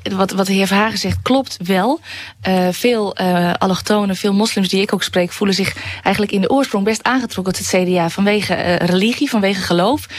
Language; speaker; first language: Dutch; native; Dutch